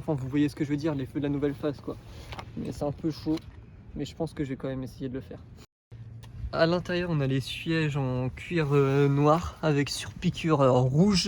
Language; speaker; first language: French; native; French